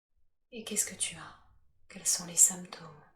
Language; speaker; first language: French; native; French